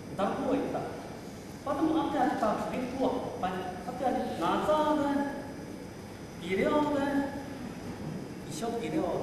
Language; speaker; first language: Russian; non-native, learner; Chinese